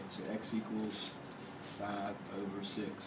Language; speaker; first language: English; native; English